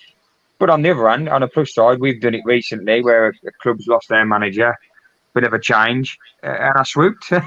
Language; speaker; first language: English; native; English